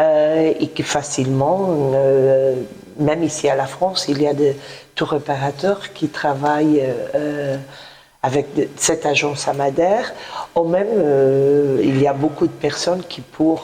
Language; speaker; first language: French; non-native, fluent; Portuguese